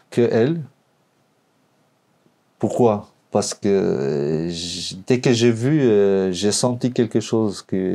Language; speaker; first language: French; non-native, learner; Albanian